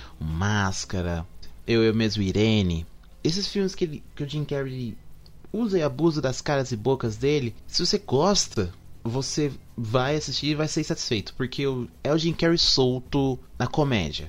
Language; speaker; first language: Portuguese; native; Portuguese